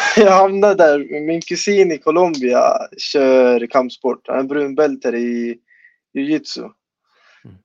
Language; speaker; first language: Swedish; early bilingual, other home language; Spanish